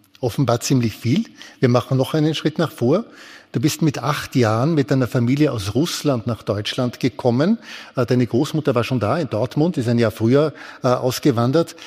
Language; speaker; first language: German; native; German